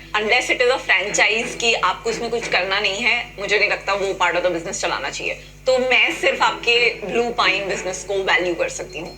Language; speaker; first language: Hindi; native; Hindi